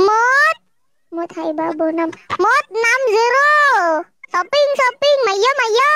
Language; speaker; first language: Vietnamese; non-native, learner; Indonesian